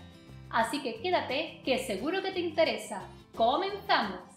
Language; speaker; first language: Spanish; native; Spanish